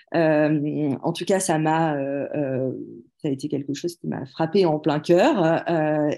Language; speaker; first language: French; native; French